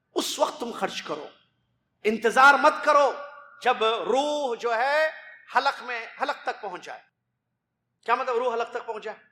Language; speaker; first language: Urdu; native; Urdu